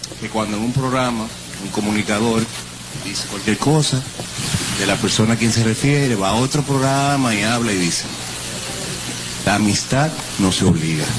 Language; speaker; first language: Spanish; native; Spanish